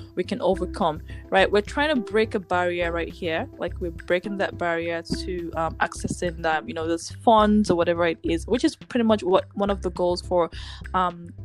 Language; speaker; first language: English; non-native, local second language; Yoruba